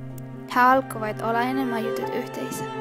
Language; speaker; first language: Finnish; non-native, learner; Spanish